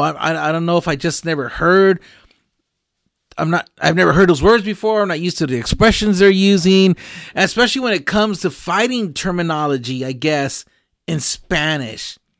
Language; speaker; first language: English; early bilingual, other home language; Spanish